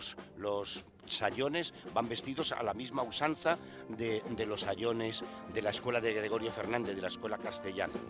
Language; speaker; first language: Spanish; native; Spanish